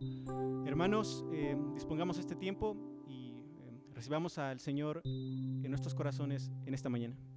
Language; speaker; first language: Spanish; native; Spanish